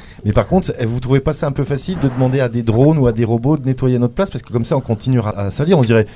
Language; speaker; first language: French; native; French